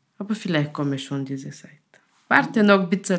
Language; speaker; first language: German; non-native, learner; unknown